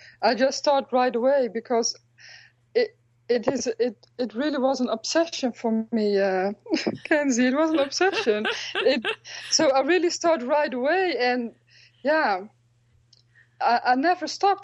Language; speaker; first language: English; non-native, fluent; Dutch